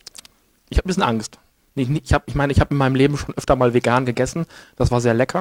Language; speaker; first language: German; native; German